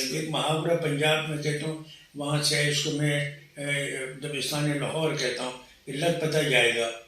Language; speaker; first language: Urdu; native; Urdu